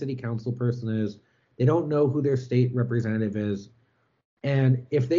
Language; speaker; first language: English; native; English